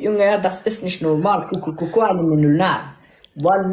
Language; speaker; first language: German; non-native, learner; Persian